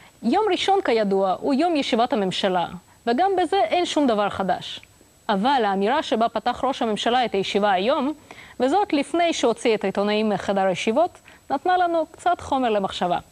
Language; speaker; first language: Hebrew; non-native, local second language; Russian